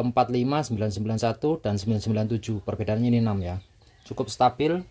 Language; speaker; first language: Indonesian; non-native, local second language; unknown